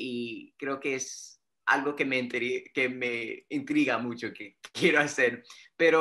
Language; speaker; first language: Spanish; early bilingual, heritage; Spanish